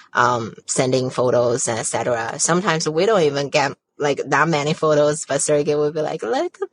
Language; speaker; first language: English; non-native, fluent; Chinese